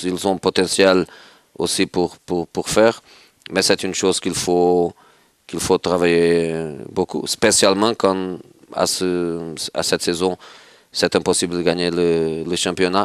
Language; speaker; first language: French; non-native, fluent; Portuguese